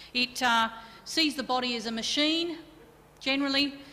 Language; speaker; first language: English; native; English